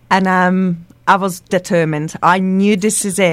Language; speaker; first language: English; non-native, fluent; Czech